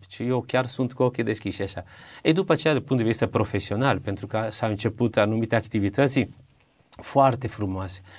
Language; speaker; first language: Romanian; non-native, fluent; Italian